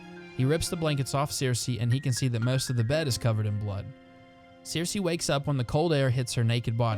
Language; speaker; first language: English; native; English